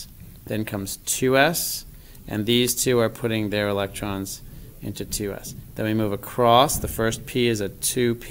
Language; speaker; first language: English; native; English